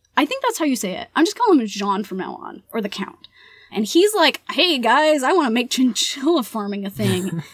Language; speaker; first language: English; early bilingual, other home language; Spanish